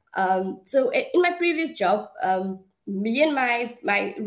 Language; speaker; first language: English; non-native, local second language; Afrikaans